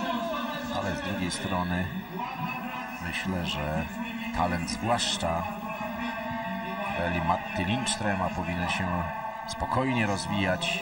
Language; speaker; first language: Polish; native; Polish